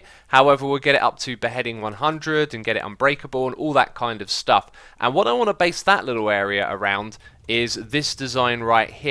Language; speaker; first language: English; native; English